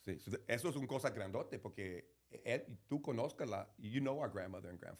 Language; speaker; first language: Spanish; early bilingual, heritage; English